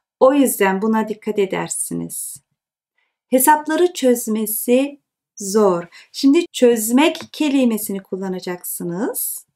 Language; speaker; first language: Turkish; early bilingual, heritage; Turkish